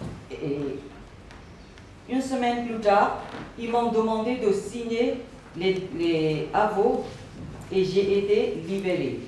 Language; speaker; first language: French; non-native, learner; Burmese